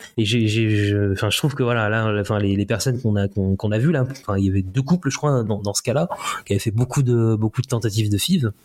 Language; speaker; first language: French; native; French